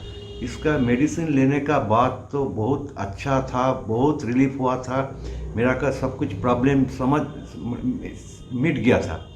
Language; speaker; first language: Hindi; non-native, local second language; Bangla